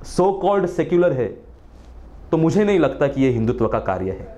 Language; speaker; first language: Hindi; non-native, local second language; Marathi